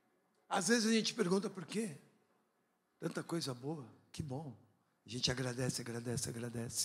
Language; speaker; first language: Portuguese; non-native, fluent; English